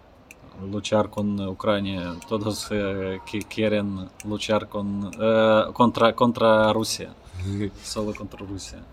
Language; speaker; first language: Spanish; non-native, learner; Russian